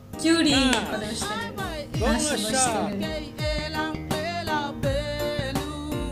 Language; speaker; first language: Japanese; non-native, learner; Georgian